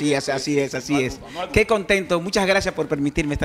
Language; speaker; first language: Spanish; native; Spanish